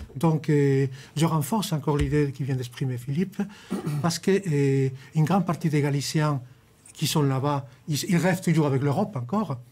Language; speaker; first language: French; non-native, fluent; Spanish